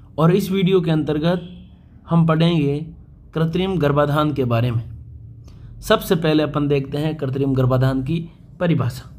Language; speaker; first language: Hindi; native; Hindi